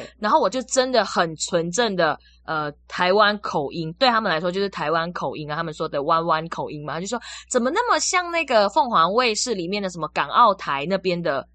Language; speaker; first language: Chinese; native; Chinese